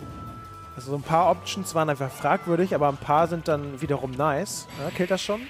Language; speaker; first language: German; native; German